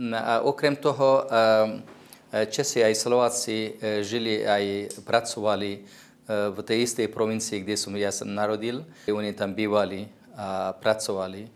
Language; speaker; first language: Slovak; non-native, fluent; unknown